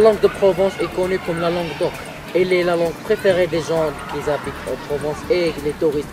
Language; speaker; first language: French; non-native, learner; English